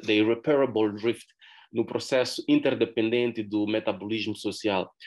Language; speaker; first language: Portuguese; native; Portuguese